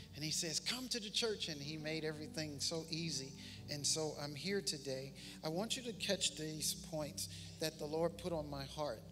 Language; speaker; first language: English; native; English